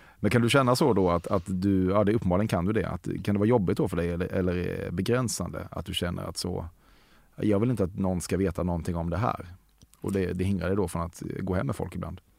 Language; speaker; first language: Swedish; native; Swedish